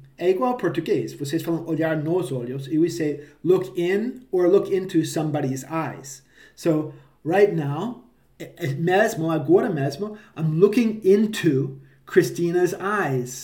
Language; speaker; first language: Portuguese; non-native, fluent; English